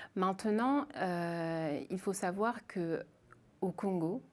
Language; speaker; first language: French; native; French